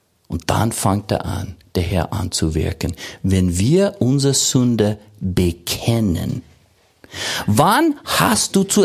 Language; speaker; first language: German; non-native, fluent; English